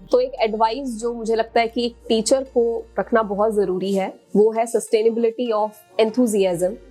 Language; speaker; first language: Hindi; native; Hindi